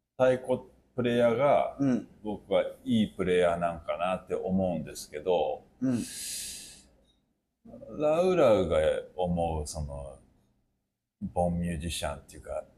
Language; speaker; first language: Japanese; native; Japanese